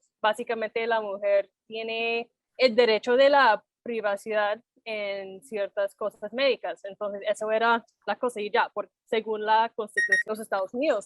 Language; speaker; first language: Spanish; non-native, fluent; English